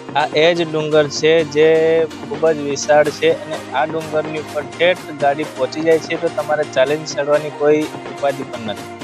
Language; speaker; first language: Gujarati; native; Gujarati